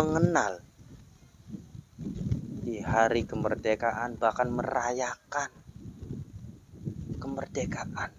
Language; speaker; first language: Indonesian; native; Indonesian